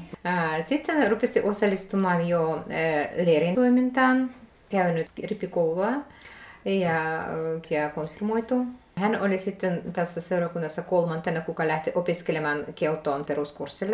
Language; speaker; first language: Finnish; non-native, fluent; Russian